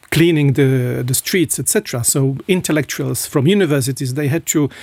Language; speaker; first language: English; non-native, fluent; Czech